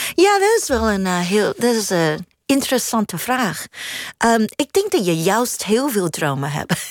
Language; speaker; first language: Dutch; non-native, fluent; Cantonese